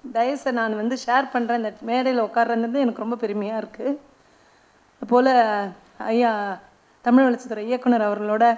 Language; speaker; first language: Tamil; non-native, local second language; Malayalam